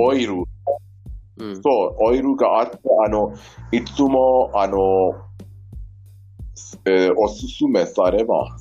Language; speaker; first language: Japanese; non-native, learner; Persian